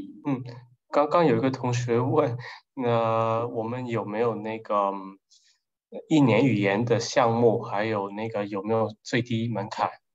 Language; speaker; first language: Chinese; non-native, fluent; Vietnamese